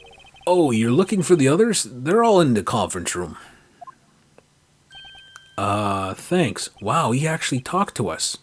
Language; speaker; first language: English; native; English